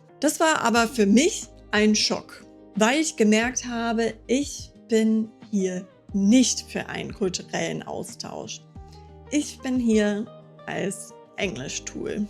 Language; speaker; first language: German; non-native, fluent; English